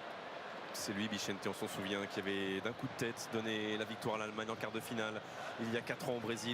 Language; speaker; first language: French; native; French